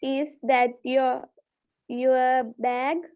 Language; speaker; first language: English; non-native, learner; Sinhala